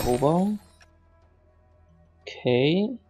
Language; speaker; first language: German; native; German